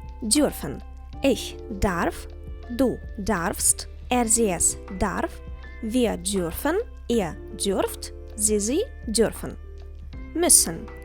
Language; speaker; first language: German; non-native, fluent; Ukrainian